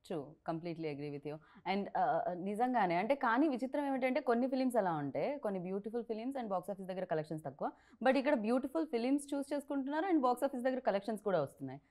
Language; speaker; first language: Telugu; native; Telugu